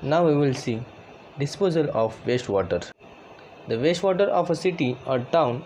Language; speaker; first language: English; non-native, local second language; Marathi